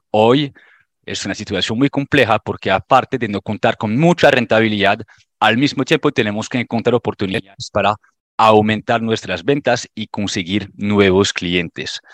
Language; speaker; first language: Spanish; non-native, fluent; French